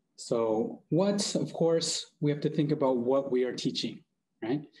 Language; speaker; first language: English; native; English